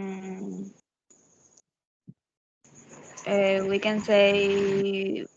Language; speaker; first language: English; non-native, learner; Spanish